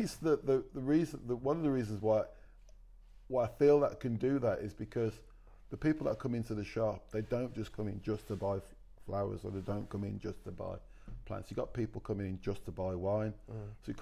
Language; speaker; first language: English; native; English